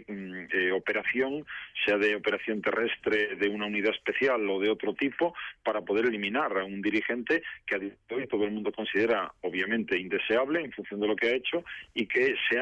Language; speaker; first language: Spanish; native; Spanish